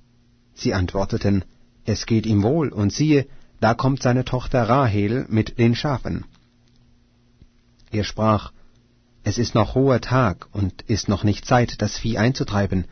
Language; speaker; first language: German; native; German